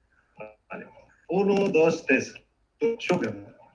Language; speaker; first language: Spanish; non-native, fluent; Arabic